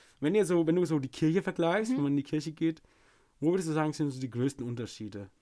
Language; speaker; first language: German; native; German